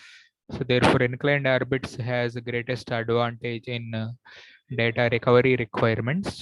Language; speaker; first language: English; non-native, local second language; Telugu